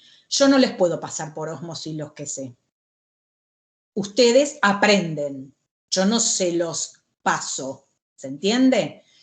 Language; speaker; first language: Spanish; native; Spanish